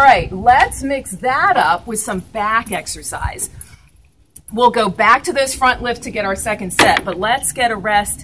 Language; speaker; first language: English; native; English